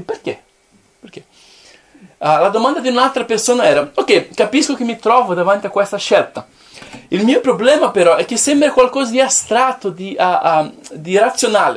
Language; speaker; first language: Italian; non-native, fluent; Portuguese